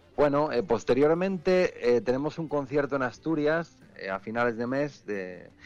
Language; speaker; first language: Spanish; native; Spanish